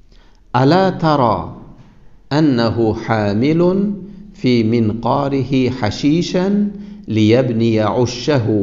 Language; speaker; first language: Arabic; non-native, fluent; Uzbek